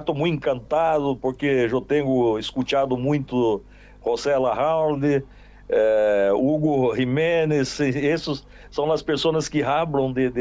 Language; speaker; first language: Spanish; non-native, learner; Portuguese